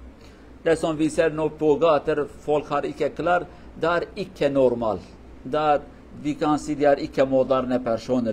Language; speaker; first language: Swedish; non-native, learner; Kurdish